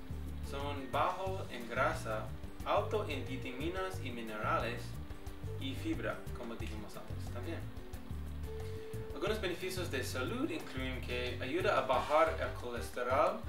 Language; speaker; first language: Spanish; early bilingual, heritage; English